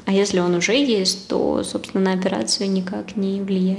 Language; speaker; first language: Russian; native; Russian